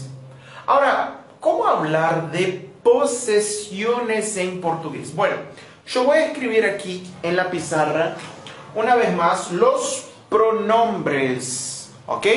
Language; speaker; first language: Spanish; non-native, fluent; Portuguese